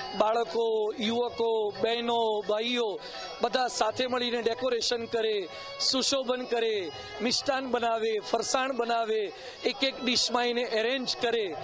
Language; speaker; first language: Gujarati; native; Gujarati